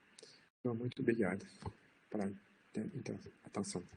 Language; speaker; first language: Portuguese; non-native, learner; French